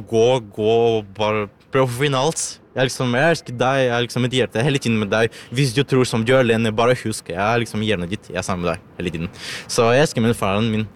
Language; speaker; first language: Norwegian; non-native, learner; Ukrainian